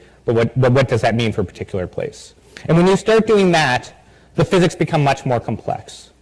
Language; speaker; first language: English; native; English